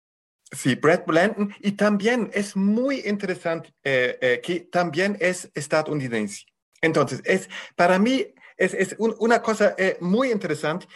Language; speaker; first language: Spanish; non-native, fluent; German